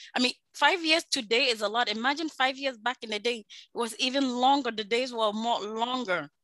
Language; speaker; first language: English; non-native, local second language; Akan